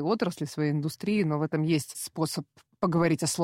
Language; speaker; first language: Russian; native; Russian